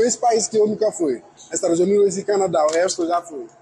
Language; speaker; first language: Portuguese; non-native, fluent; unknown